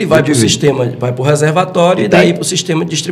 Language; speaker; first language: Portuguese; native; Portuguese